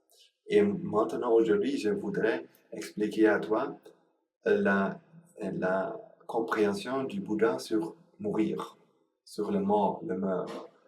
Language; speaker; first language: French; non-native, learner; Sinhala